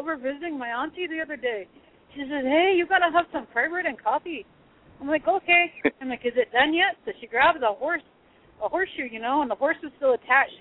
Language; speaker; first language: English; early bilingual, other home language; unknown